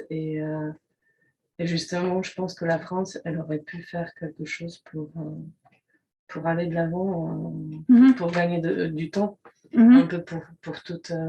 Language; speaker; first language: French; non-native, fluent; Polish